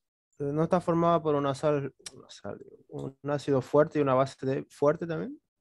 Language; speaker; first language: Spanish; native; Spanish